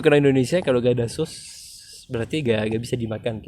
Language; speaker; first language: Indonesian; non-native, fluent; French